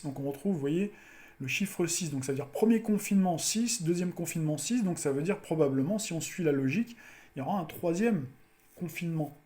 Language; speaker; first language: French; native; French